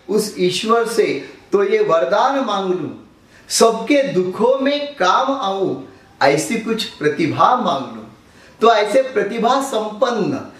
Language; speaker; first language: Hindi; non-native, local second language; Marathi